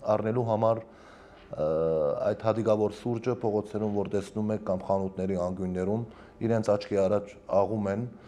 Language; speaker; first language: Armenian; early bilingual, heritage; Armenian